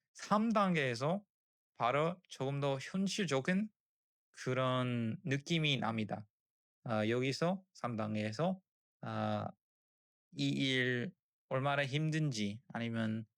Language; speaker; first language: Korean; non-native, learner; English